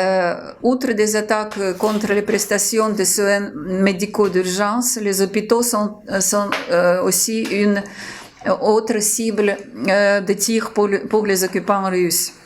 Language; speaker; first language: French; non-native, fluent; Ukrainian